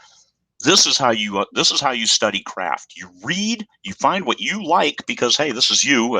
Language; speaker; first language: English; native; English